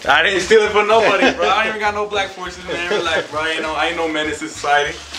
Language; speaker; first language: English; early bilingual, other home language; Spanish